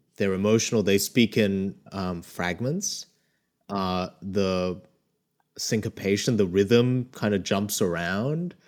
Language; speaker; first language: English; early bilingual, other home language; Korean